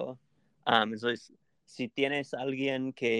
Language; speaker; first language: Spanish; non-native, fluent; English